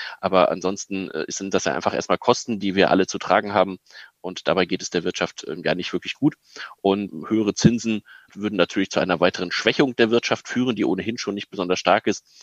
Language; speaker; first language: German; native; German